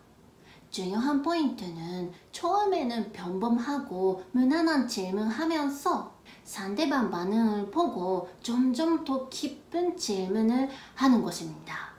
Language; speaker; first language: Korean; non-native, fluent; Japanese